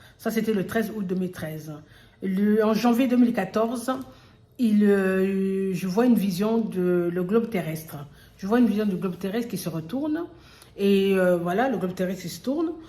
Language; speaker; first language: French; early bilingual, other home language; Lingala